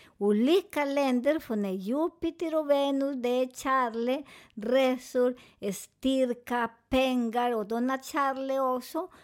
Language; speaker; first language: Swedish; non-native, learner; Spanish